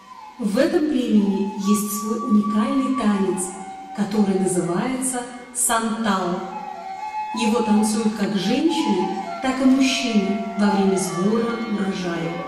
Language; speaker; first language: Russian; native; Russian